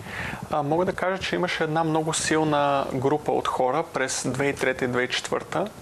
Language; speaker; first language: Bulgarian; native; Bulgarian